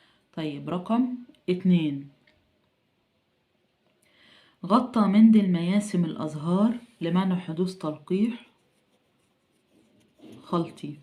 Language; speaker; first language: Arabic; native; Arabic